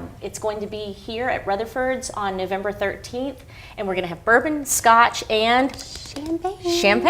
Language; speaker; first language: English; native; English